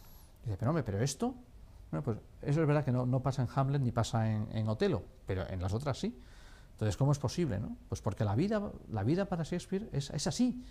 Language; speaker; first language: Spanish; native; Spanish